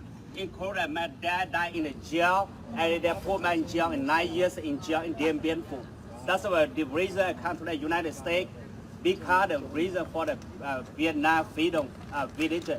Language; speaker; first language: English; non-native, learner; Hmong